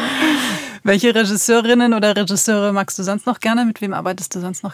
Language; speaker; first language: German; native; German